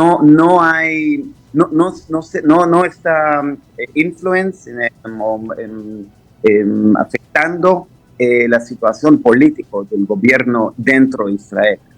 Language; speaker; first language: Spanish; non-native, fluent; Hebrew